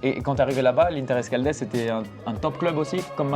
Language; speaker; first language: French; native; French